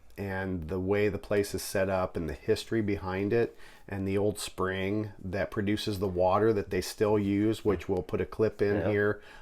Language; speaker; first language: English; native; English